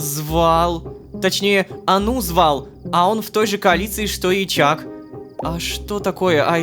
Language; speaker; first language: Russian; native; Russian